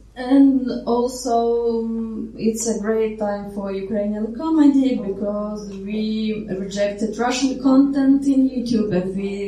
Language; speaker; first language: English; non-native, fluent; Ukrainian